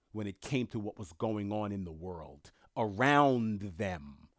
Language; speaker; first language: English; early bilingual, other home language; French